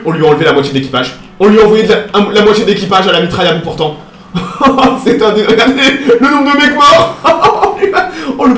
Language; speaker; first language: French; native; French